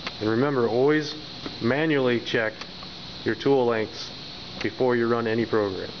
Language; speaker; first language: English; native; English